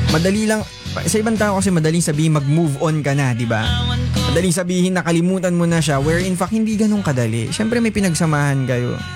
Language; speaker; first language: Filipino; non-native, local second language; Hiligaynon